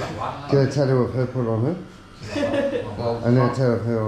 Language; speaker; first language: English; native; English